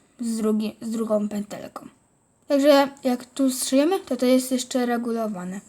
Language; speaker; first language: Polish; native; Polish